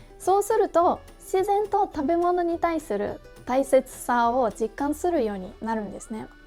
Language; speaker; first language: Japanese; non-native, fluent; Russian